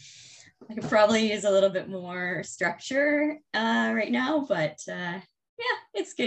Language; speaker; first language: English; native; English